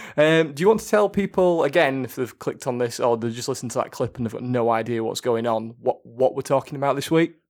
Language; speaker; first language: English; native; English